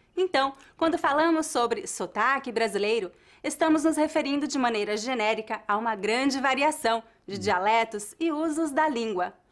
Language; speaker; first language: Portuguese; native; Portuguese